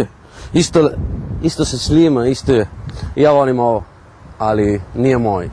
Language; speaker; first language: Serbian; non-native, learner; Spanish